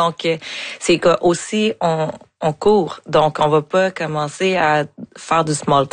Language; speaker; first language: French; native; French